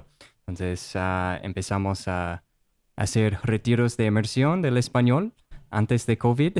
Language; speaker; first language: Spanish; non-native, fluent; English